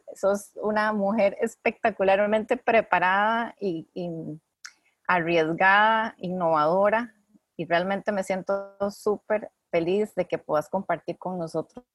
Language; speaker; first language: Spanish; native; Spanish